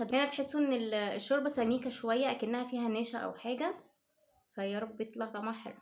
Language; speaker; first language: Arabic; native; Arabic